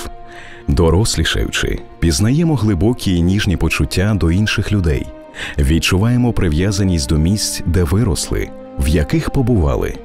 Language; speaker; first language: Ukrainian; native; Ukrainian